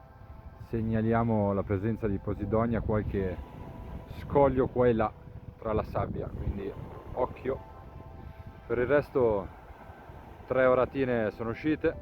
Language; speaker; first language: Italian; native; Italian